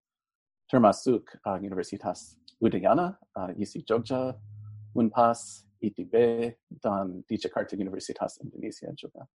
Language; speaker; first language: Indonesian; non-native, fluent; English